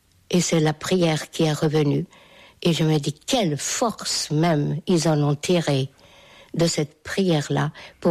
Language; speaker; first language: French; non-native, fluent; Hungarian